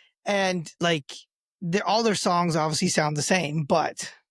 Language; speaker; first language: English; native; English